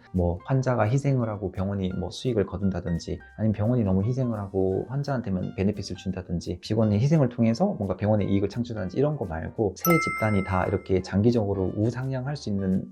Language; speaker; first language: Korean; native; Korean